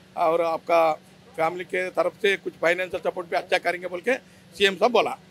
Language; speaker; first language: Hindi; non-native, local second language; Telugu